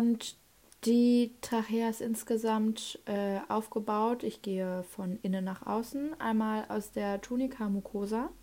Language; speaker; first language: German; native; German